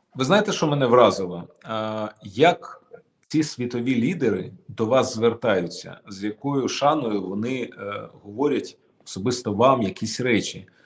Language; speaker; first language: Ukrainian; non-native, local second language; Russian